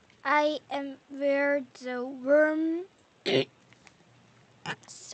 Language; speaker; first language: English; non-native, learner; Korean